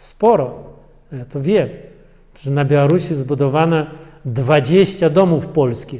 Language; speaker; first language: Polish; non-native, fluent; Russian